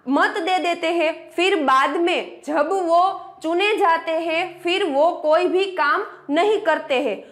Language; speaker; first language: Hindi; non-native, local second language; Gujarati